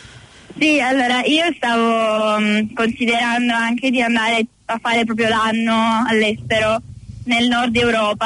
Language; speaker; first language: Italian; native; Italian